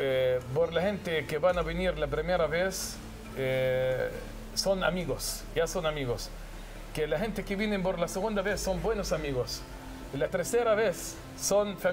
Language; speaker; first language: Spanish; non-native, fluent; Arabic